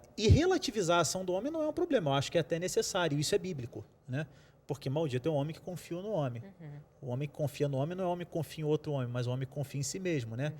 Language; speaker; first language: Portuguese; native; Portuguese